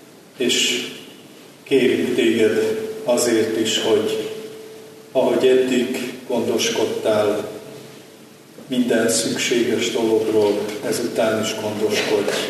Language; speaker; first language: Hungarian; native; Hungarian